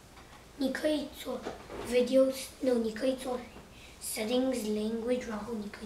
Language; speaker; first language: Chinese; early bilingual, heritage; Chinese